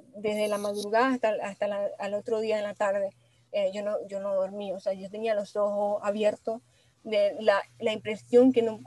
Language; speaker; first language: Spanish; native; Spanish